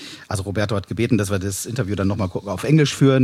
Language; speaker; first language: German; native; German